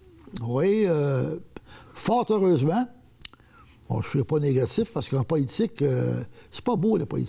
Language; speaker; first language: French; native; French